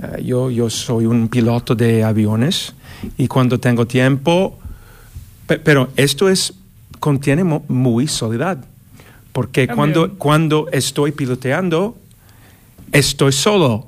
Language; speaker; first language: Spanish; non-native, learner; English